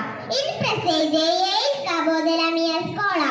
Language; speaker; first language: Italian; non-native, learner; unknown